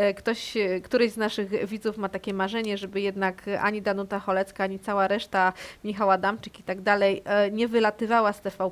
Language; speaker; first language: Polish; native; Polish